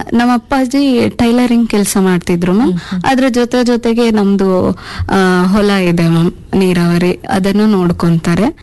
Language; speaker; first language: Kannada; non-native, local second language; Urdu